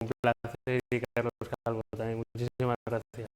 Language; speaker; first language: Spanish; native; Spanish